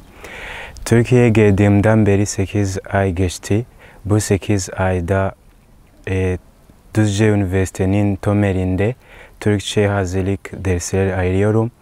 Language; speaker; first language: Turkish; non-native, learner; Kinyarwanda